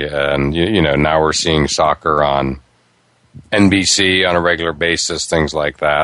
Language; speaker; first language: English; native; English